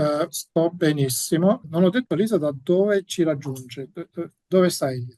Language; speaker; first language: Italian; native; Italian